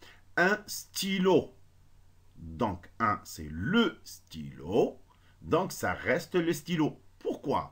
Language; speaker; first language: French; non-native, local second language; Arabic